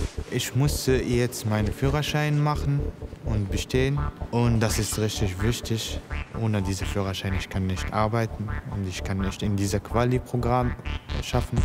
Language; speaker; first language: German; non-native, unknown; Arabic